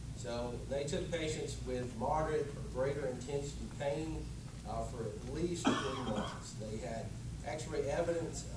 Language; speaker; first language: English; native; English